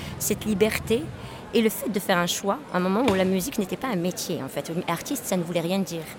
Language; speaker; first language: French; non-native, local second language; Arabic